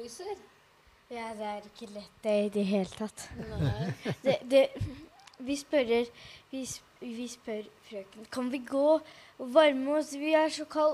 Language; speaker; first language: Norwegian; early bilingual, heritage; Norwegian